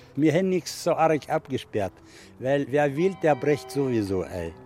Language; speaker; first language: German; non-native, fluent; Russian